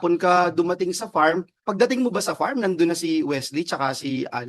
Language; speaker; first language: Filipino; native; Filipino